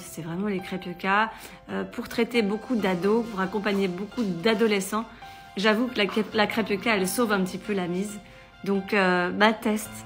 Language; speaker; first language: French; native; French